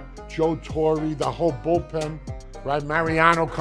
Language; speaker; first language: English; native; English